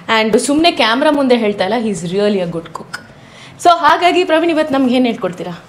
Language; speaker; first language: Kannada; non-native, local second language; Konkani